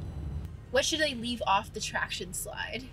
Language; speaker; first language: English; native; English